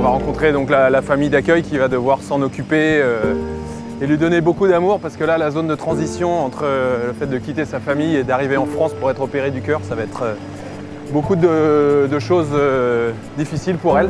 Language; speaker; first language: French; native; French